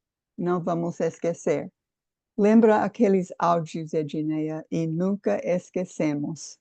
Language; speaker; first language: Portuguese; non-native, fluent; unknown